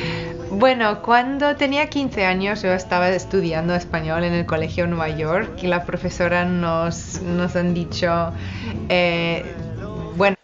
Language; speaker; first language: Spanish; non-native, fluent; English